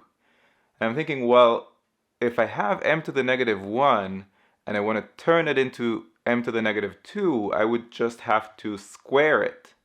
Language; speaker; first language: English; native; English